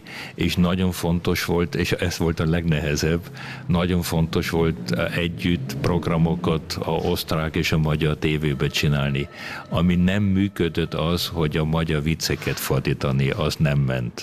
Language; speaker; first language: Hungarian; early bilingual, heritage; Hungarian